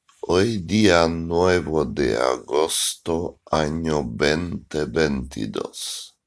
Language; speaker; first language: Spanish; non-native, learner; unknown